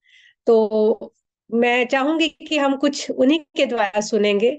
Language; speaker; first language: Hindi; non-native, local second language; Morisyen